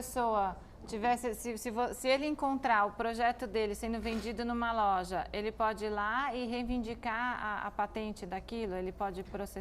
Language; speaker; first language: Portuguese; native; Portuguese